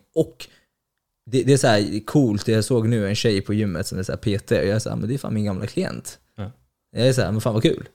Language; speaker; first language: Swedish; early bilingual, other home language; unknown